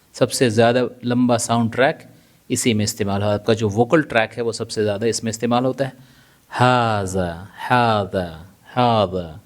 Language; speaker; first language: Urdu; native; Urdu